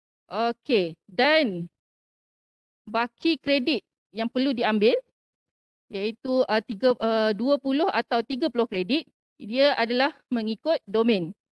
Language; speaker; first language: Malay; native; Malay